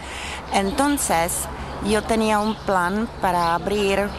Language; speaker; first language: Spanish; non-native, learner; Czech